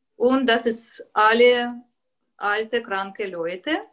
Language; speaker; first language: German; non-native, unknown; Russian